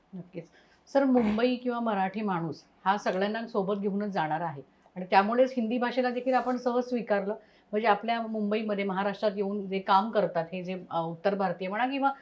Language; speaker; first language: Marathi; native; Marathi